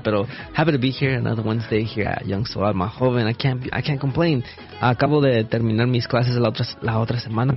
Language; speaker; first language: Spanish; early bilingual, heritage; Spanish